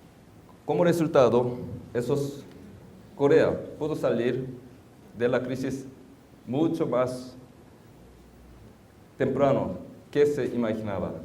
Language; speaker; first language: Spanish; non-native, fluent; Korean